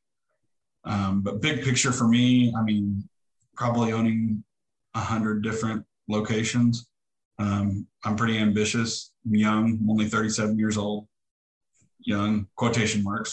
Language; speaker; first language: English; native; English